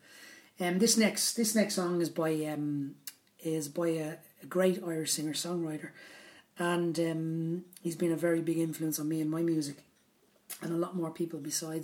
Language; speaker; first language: English; native; English